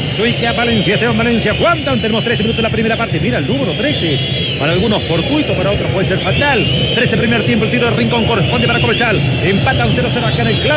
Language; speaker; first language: Spanish; native; Spanish